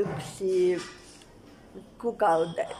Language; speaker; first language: Finnish; non-native, learner; Russian